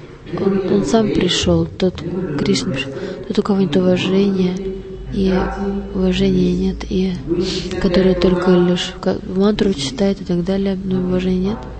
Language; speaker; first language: Russian; non-native, learner; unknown